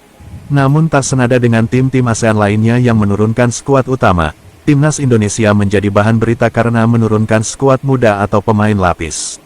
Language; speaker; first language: Indonesian; native; Indonesian